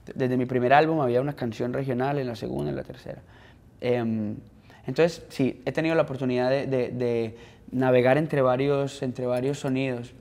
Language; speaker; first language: Spanish; native; Spanish